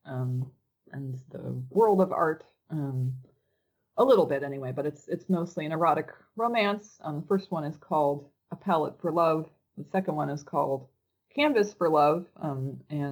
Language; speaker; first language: English; native; English